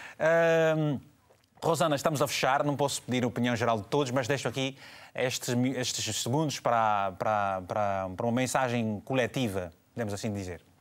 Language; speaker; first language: Portuguese; native; Portuguese